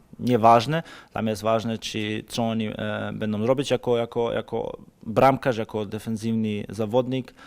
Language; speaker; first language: Polish; non-native, fluent; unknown